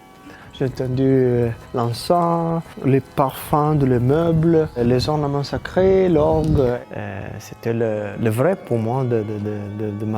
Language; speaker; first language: French; non-native, learner; Italian